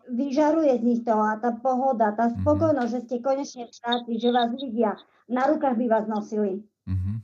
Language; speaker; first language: Slovak; native; Slovak